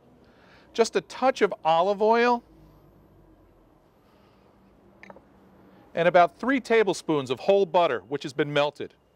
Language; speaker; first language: English; native; English